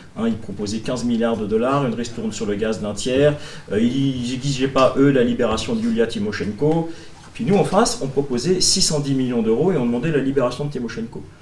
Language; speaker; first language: French; native; French